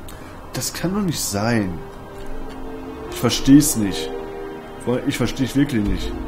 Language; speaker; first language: German; native; German